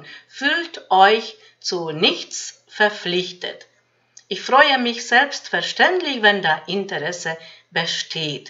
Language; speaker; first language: German; non-native, fluent; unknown